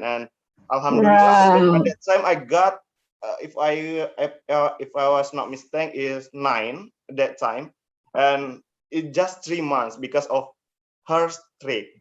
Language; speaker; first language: English; non-native, learner; Indonesian